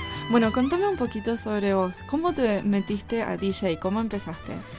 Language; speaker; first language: Spanish; native; Spanish